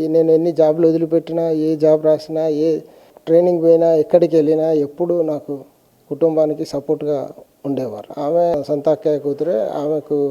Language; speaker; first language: Telugu; native; Telugu